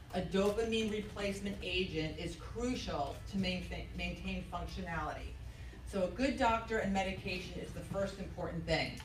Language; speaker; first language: English; native; English